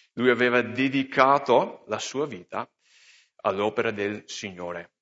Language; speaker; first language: Italian; non-native, fluent; English